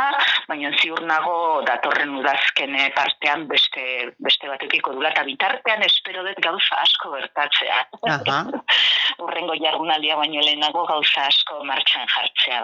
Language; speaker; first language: Basque; native; Basque